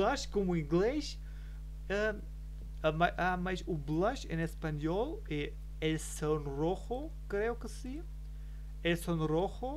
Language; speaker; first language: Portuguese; non-native, learner; German